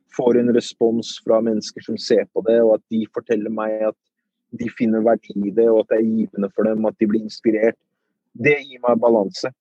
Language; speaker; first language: Norwegian; early bilingual, other home language; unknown